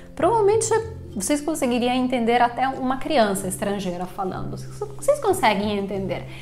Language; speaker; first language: Portuguese; non-native, fluent; Italian